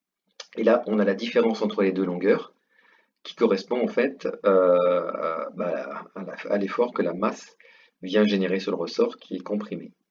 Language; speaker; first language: French; native; French